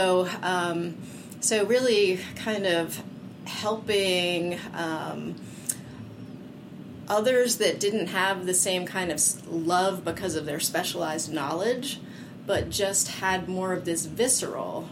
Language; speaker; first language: English; native; English